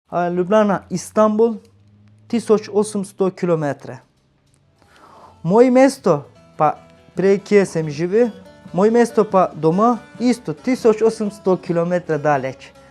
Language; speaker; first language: Slovenian; non-native, learner; Turkish